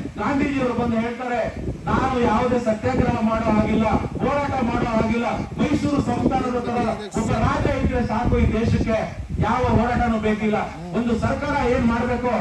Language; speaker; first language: Kannada; non-native, local second language; Lambadi